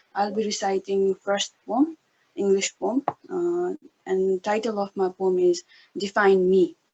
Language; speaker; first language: English; non-native, local second language; Nepali